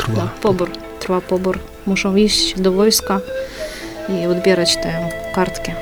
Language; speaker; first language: Polish; non-native, fluent; Ukrainian